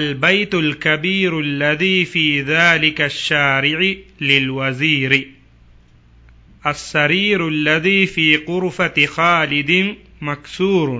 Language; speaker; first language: Arabic; non-native, learner; Divehi